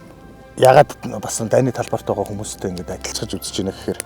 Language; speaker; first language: Mongolian; native; Mongolian